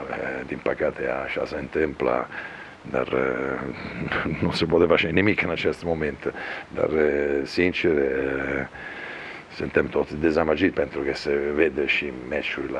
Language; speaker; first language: Romanian; non-native, fluent; Italian